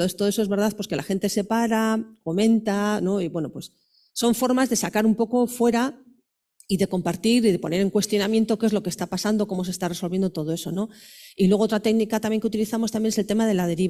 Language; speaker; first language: Spanish; native; Spanish